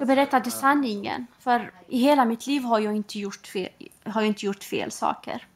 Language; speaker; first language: Swedish; non-native, fluent; Arabic